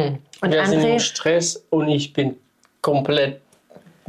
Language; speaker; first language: German; non-native, fluent; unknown